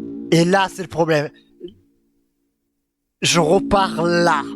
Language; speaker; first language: French; native; French